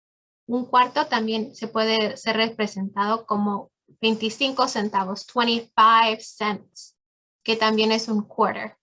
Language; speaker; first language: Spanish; early bilingual, heritage; Spanish